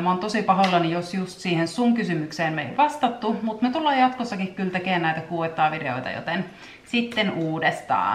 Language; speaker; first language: Finnish; native; Finnish